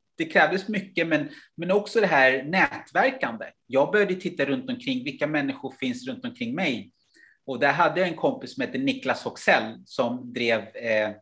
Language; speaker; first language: Swedish; non-native, fluent; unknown